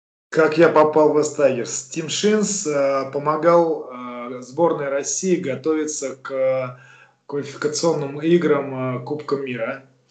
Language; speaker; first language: Russian; native; Russian